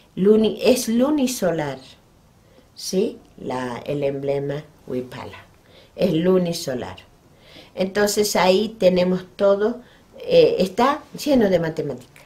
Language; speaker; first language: Spanish; non-native, local second language; Quechua